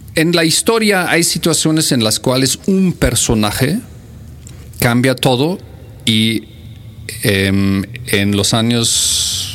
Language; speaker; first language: Spanish; non-native, fluent; German